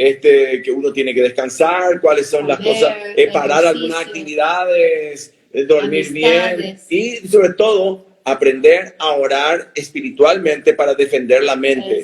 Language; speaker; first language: Spanish; native; Spanish